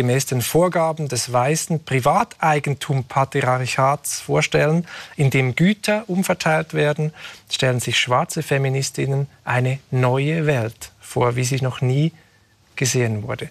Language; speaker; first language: German; native; German